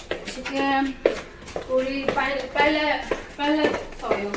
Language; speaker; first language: Korean; non-native, learner; Mizo